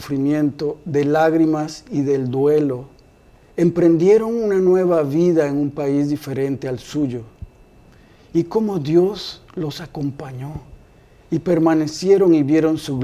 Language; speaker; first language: Spanish; native; Spanish